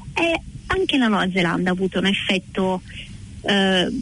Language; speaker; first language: Italian; non-native, fluent; English